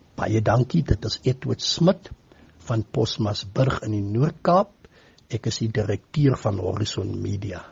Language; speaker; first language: Afrikaans; native; Afrikaans